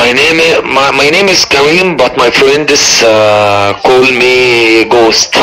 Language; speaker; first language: English; non-native, learner; Arabic